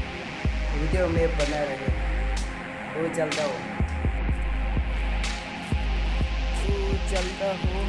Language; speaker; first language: Hindi; non-native, local second language; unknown